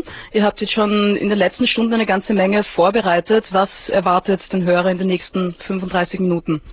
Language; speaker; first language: German; native; German